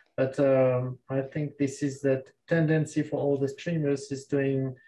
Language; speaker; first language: English; non-native, fluent; French